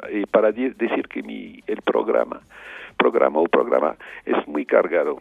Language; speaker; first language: Spanish; non-native, learner; French